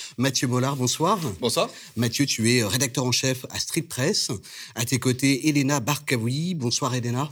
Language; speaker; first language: French; native; French